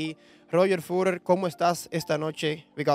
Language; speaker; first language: Spanish; native; Spanish